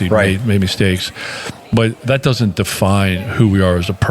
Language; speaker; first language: English; native; English